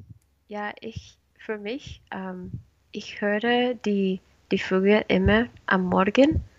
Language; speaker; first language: German; non-native, learner; Spanish